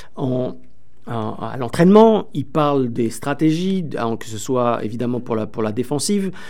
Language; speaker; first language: French; native; French